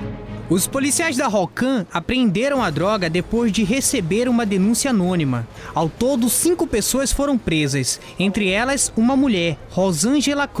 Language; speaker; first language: Portuguese; native; Portuguese